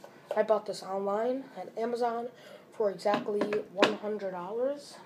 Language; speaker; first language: English; native; English